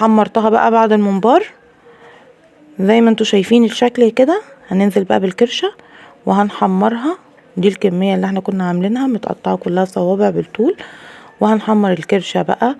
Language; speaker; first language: Arabic; native; Arabic